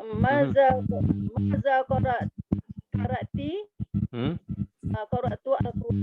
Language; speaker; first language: Arabic; non-native, learner; Malay